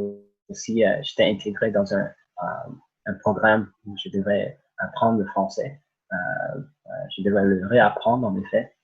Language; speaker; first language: French; early bilingual, other home language; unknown